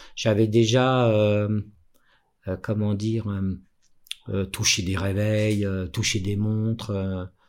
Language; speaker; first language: French; native; French